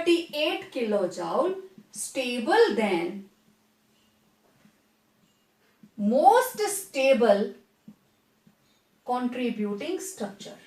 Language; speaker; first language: Hindi; native; Hindi